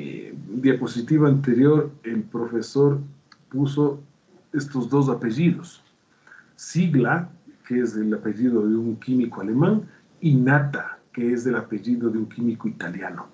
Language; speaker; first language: Spanish; native; Spanish